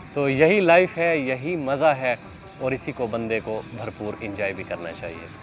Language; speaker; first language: Urdu; non-native, local second language; Saraiki